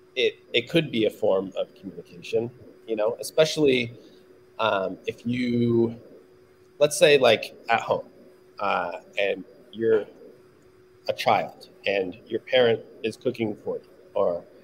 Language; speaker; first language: English; native; English